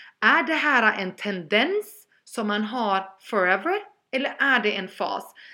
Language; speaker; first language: Swedish; early bilingual, other home language; Albanian